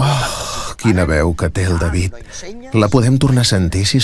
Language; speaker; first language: Catalan; native; Catalan